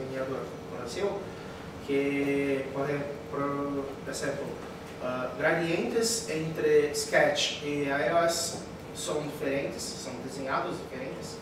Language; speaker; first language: Spanish; non-native, learner; Portuguese